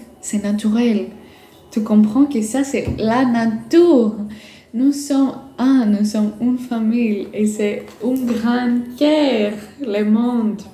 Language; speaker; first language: French; non-native, fluent; Greek